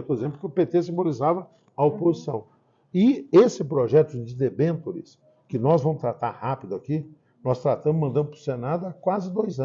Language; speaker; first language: Portuguese; native; Portuguese